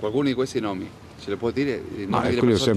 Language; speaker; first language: Italian; native; Italian